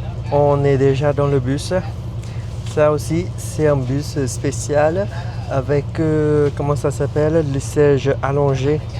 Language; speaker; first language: French; non-native, fluent; Vietnamese